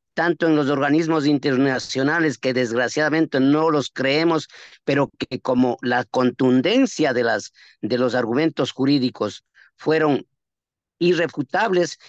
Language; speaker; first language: Spanish; native; Spanish